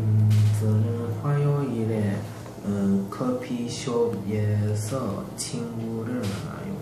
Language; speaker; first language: Korean; non-native, learner; Chinese